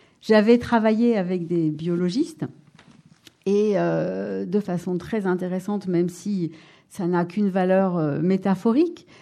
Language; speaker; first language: French; native; French